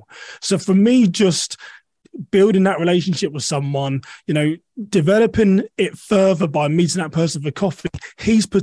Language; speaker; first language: English; native; English